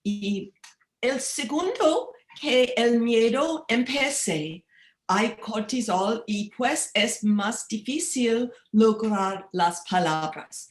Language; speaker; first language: Spanish; non-native, learner; English